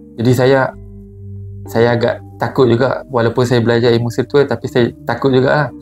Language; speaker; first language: Malay; native; Malay